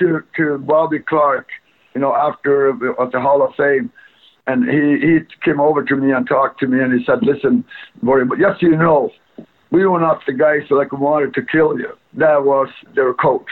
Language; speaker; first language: English; non-native, fluent; Swedish